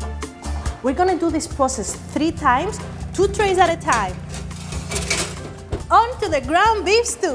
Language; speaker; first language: English; non-native, fluent; Greek